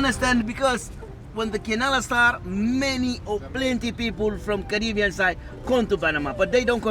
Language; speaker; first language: English; non-native, learner; Spanish